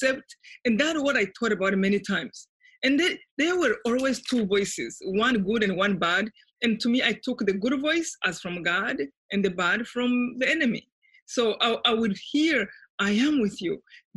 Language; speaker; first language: English; non-native, local second language; Kinyarwanda